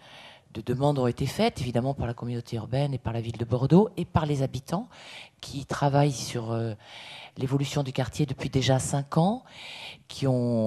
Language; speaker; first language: French; native; French